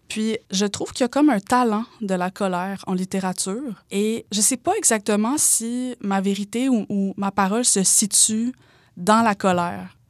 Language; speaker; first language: French; native; French